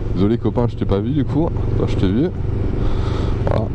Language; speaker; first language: French; native; French